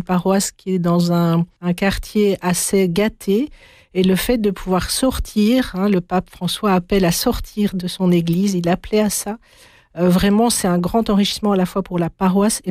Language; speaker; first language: French; native; French